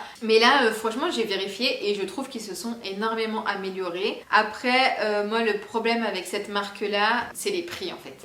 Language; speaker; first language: French; native; French